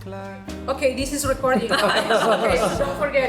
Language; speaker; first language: English; non-native, fluent; Spanish